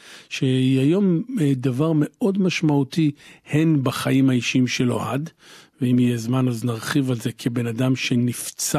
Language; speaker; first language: Hebrew; native; Hebrew